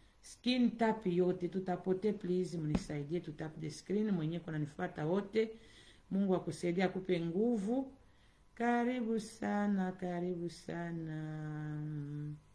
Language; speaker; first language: Swahili; native; Swahili